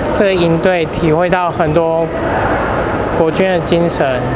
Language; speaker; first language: Chinese; native; Chinese